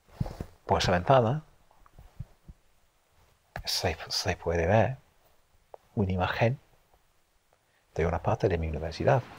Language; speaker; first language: Spanish; non-native, fluent; English